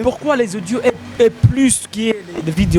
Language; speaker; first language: French; non-native, local second language; Rundi